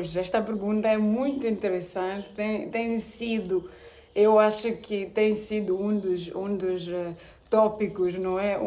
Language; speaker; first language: Portuguese; non-native, local second language; Tsonga